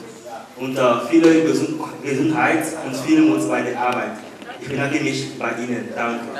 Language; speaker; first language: German; non-native, fluent; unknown